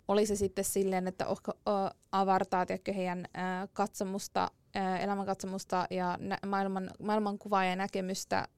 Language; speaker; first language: Finnish; early bilingual, other home language; Arabic